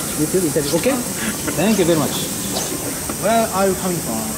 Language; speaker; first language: English; non-native, learner; Japanese